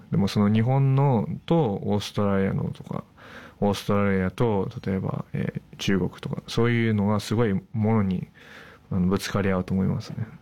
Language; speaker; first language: Japanese; early bilingual, heritage; Japanese